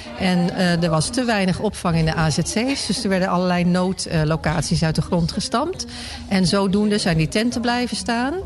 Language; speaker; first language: Dutch; native; Dutch